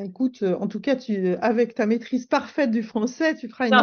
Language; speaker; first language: French; native; French